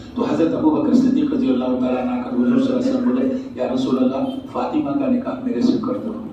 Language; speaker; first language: Urdu; native; Urdu